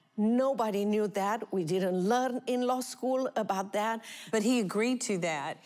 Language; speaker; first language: English; non-native, fluent; Romanian